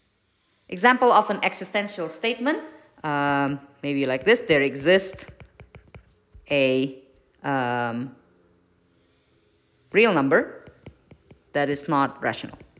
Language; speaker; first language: English; non-native, fluent; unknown